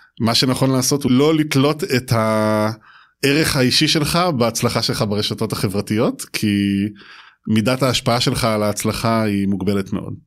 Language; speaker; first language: Hebrew; native; Hebrew